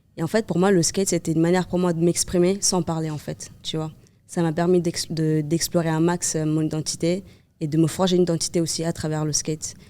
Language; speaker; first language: French; non-native, fluent; Kabuverdianu